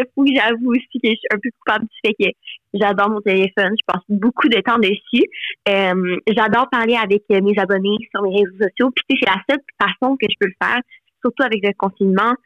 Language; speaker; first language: French; non-native, local second language; English